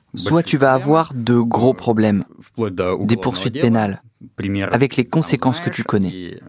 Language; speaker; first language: French; non-native, fluent; Russian